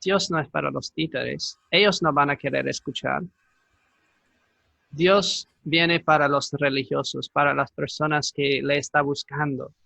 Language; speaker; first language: Spanish; non-native, fluent; English